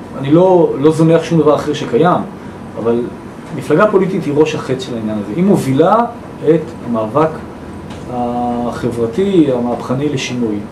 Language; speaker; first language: Hebrew; native; Hebrew